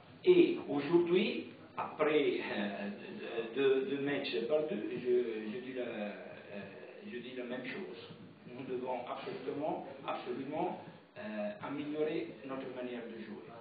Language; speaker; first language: French; non-native, fluent; Italian